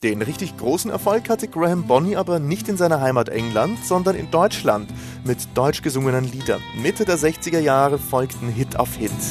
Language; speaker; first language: German; native; German